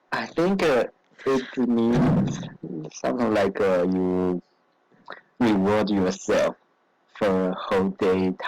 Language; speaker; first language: English; non-native, learner; Chinese